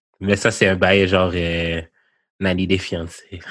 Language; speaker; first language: French; native; French